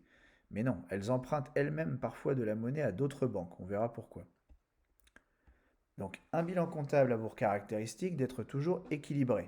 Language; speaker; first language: French; native; French